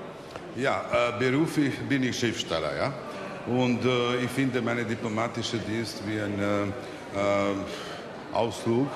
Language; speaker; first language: German; non-native, fluent; Serbian